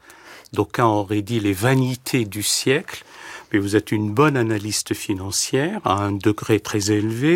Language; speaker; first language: French; native; French